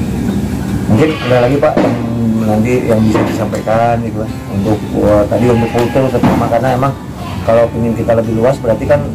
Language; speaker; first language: Indonesian; native; Indonesian